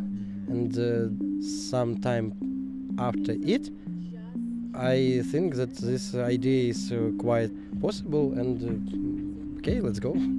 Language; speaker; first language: English; non-native, learner; Ukrainian